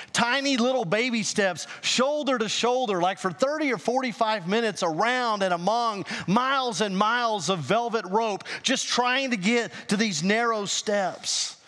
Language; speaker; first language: English; native; English